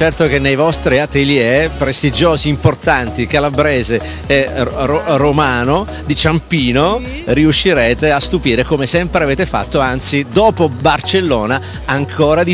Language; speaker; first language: Italian; native; Italian